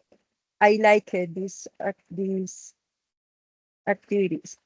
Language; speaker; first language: English; non-native, learner; Spanish